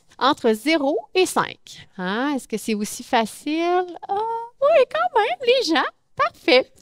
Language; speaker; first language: French; native; French